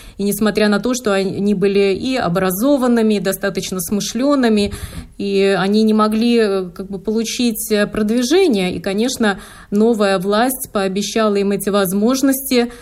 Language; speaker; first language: Russian; native; Russian